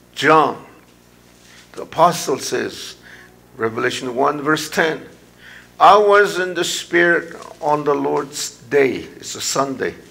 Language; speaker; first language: English; non-native, local second language; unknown